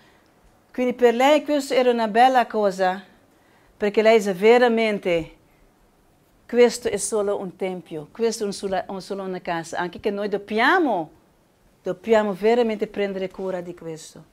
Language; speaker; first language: Italian; non-native, learner; Spanish